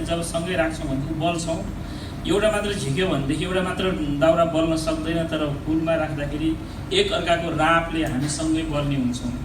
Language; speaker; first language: Nepali; native; Nepali